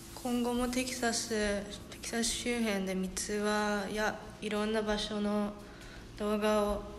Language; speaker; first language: Japanese; early bilingual, heritage; Japanese